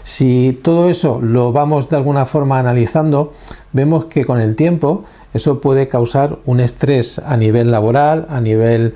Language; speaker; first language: Spanish; native; Spanish